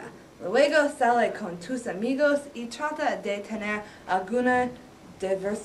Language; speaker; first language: Spanish; non-native, learner; English